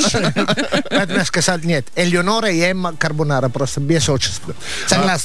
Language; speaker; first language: Russian; non-native, learner; Italian